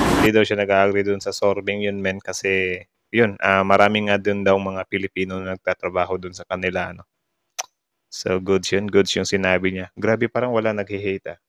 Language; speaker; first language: Filipino; native; Filipino